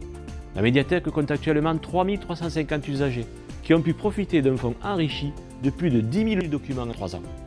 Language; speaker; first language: French; native; French